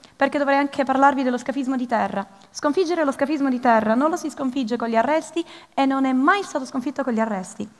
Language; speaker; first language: Italian; early bilingual, other home language; Arabic